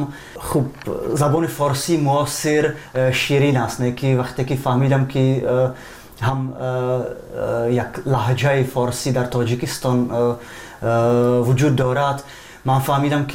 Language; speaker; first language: Persian; non-native, fluent; Czech